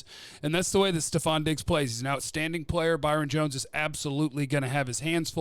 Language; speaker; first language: English; native; English